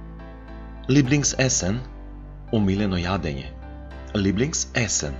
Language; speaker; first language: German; non-native, fluent; Macedonian